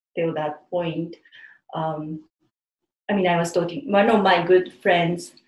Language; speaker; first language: English; non-native, fluent; Japanese